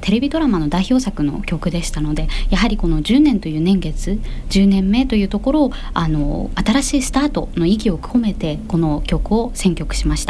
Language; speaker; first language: Japanese; native; Japanese